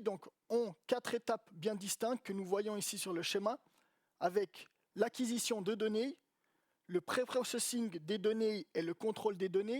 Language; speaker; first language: French; native; French